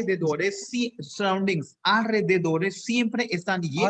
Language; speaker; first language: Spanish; non-native, fluent; Hindi